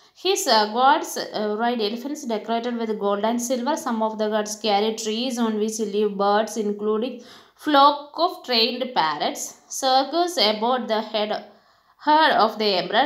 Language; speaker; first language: English; non-native, local second language; Malayalam